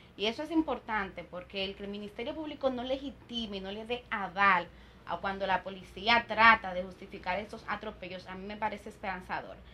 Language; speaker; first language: Spanish; native; Spanish